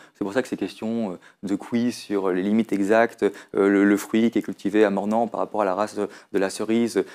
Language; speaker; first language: French; native; French